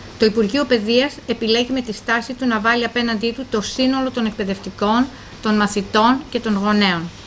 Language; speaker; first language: Greek; native; Greek